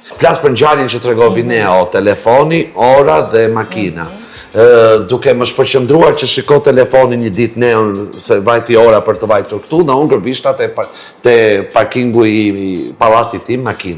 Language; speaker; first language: Albanian; native; Albanian